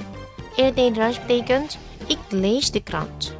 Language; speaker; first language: Dutch; non-native, learner; Indonesian